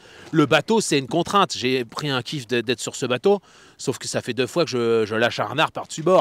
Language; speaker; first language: French; native; French